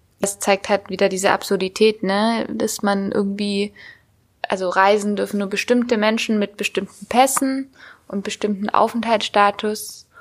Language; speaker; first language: German; native; German